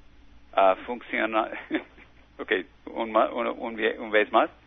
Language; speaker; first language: Spanish; non-native, learner; English